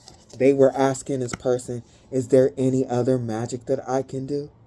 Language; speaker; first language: English; native; English